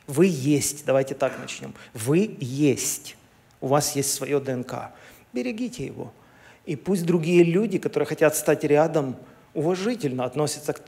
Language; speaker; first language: Russian; native; Russian